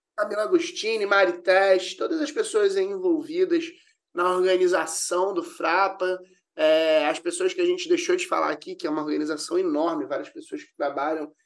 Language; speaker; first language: Portuguese; native; Portuguese